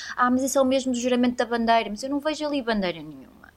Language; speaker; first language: Portuguese; native; Portuguese